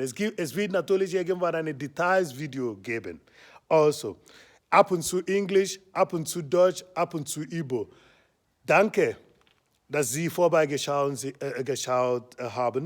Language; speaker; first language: German; non-native, fluent; Igbo